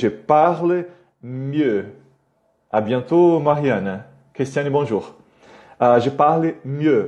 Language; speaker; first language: French; non-native, fluent; Portuguese